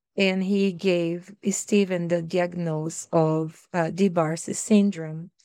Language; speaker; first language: English; non-native, fluent; Portuguese